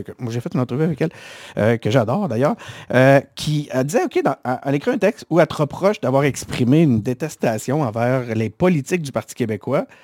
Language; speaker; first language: French; native; French